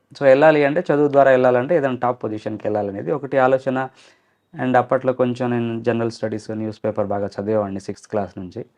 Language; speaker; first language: Telugu; non-native, local second language; Lambadi